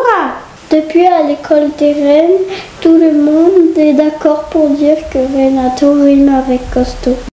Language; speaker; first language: French; native; French